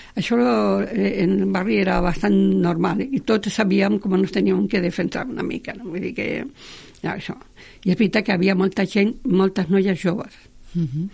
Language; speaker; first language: Catalan; non-native, local second language; Spanish